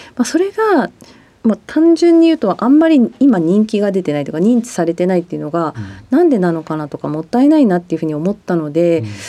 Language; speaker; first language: Japanese; native; Japanese